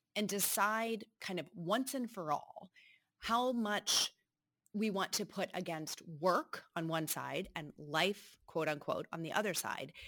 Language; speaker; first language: English; native; English